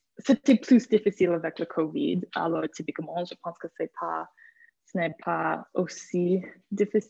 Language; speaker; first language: French; non-native, fluent; English